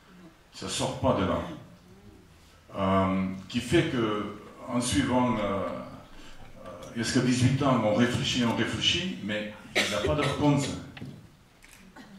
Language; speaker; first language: French; non-native, fluent; Afrikaans